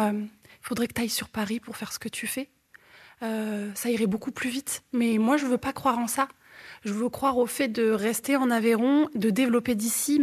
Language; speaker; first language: French; native; French